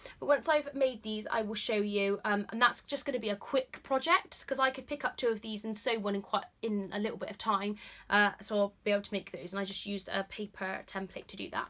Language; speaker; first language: English; native; English